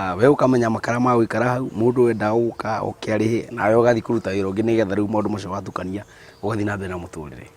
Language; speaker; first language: Kikuyu; native; Kikuyu